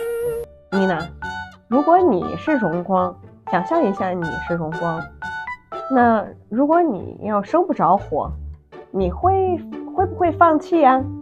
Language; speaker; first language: Chinese; native; Chinese